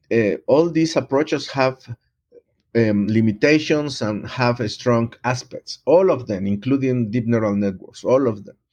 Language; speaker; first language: English; non-native, fluent; Spanish